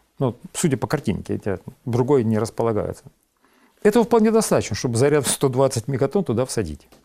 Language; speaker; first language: Russian; native; Russian